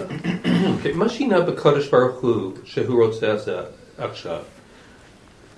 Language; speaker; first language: Hebrew; non-native, learner; English